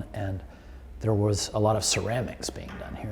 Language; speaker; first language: English; native; English